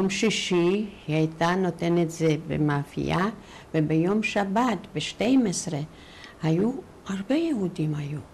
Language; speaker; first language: Hebrew; non-native, fluent; Yiddish